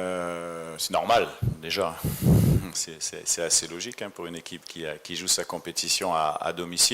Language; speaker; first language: French; native; French